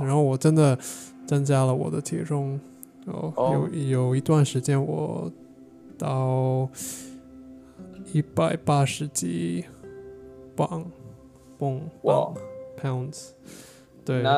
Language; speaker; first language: Chinese; non-native, learner; English